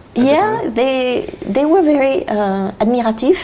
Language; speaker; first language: English; non-native, fluent; French